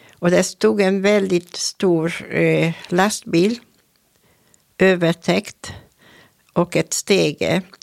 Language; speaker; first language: Swedish; non-native, fluent; Hungarian